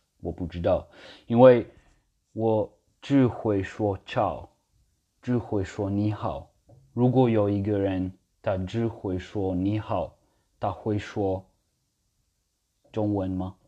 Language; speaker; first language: Chinese; non-native, learner; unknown